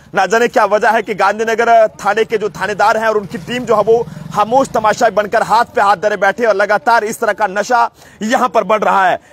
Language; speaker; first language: Hindi; native; Hindi